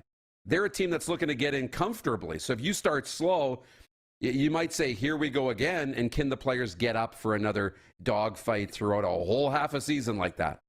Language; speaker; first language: English; native; English